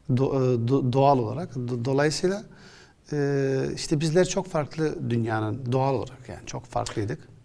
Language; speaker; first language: Turkish; early bilingual, other home language; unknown